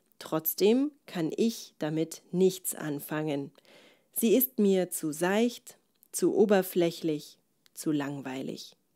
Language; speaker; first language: German; native; German